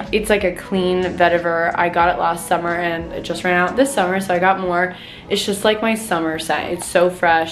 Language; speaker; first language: English; native; English